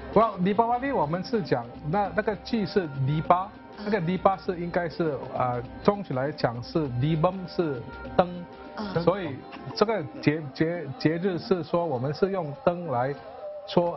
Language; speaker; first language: Chinese; non-native, local second language; Tamil